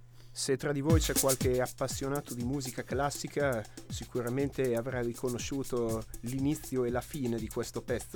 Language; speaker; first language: Italian; native; Italian